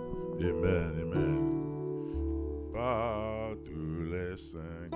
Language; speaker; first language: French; non-native, local second language; Haitian Creole